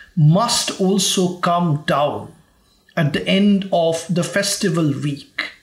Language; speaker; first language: English; non-native, local second language; Bangla